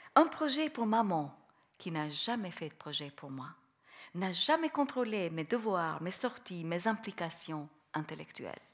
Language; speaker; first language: French; non-native, fluent; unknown